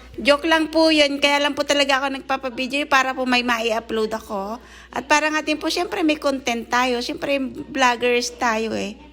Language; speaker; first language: Filipino; native; Filipino